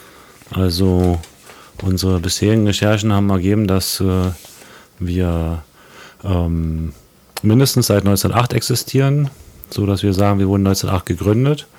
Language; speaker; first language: German; native; German